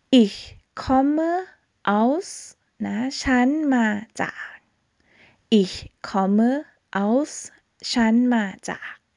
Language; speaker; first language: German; non-native, fluent; Thai